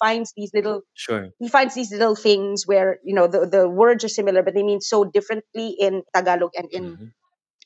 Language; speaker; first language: English; non-native, local second language; Cebuano